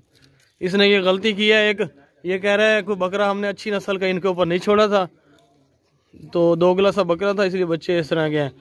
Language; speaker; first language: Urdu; non-native, local second language; Punjabi